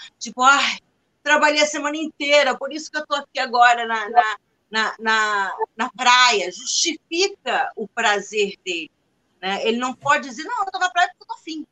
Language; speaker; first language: Portuguese; non-native, fluent; Spanish